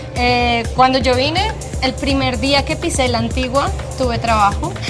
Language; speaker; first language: Spanish; native; Spanish